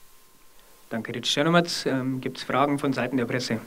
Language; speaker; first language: German; native; German